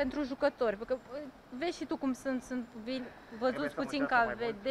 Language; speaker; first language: Romanian; native; Romanian